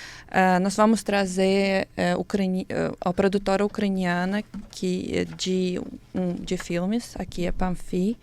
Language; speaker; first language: Portuguese; non-native, learner; Ukrainian